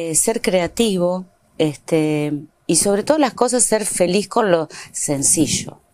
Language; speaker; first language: Spanish; native; Spanish